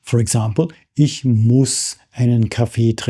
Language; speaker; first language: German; non-native, fluent; English